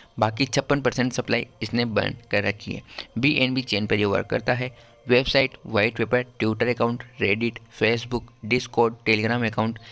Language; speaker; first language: Hindi; native; Hindi